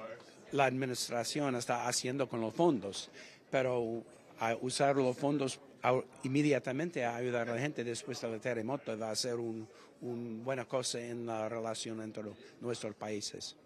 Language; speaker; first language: Spanish; non-native, fluent; English